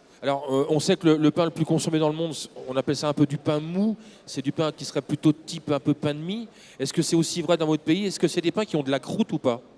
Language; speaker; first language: French; native; French